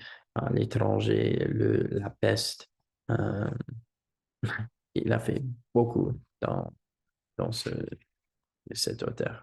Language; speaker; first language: French; non-native, learner; English